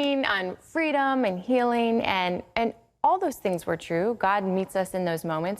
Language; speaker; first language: English; native; English